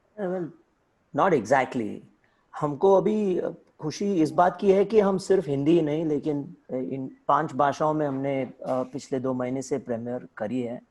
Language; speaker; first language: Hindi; non-native, local second language; Tamil